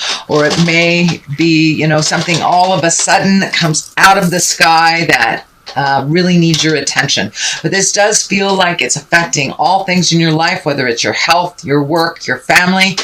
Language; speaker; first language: English; native; English